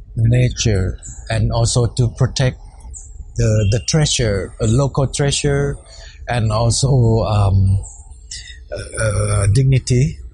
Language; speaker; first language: English; non-native, fluent; Thai